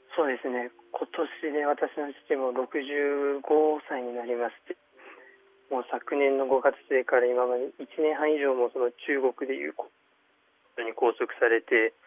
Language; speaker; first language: Japanese; early bilingual, other home language; Chinese